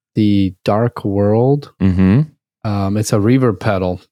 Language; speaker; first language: English; early bilingual, other home language; Russian